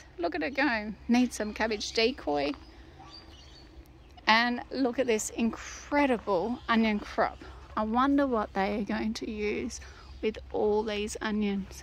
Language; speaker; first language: English; native; English